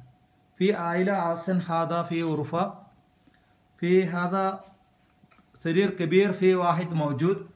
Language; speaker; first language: Arabic; non-native, learner; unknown